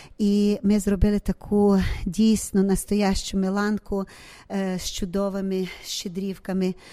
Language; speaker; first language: Ukrainian; native; Ukrainian